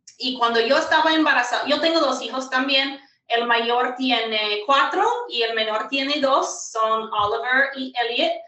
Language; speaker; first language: Spanish; non-native, fluent; English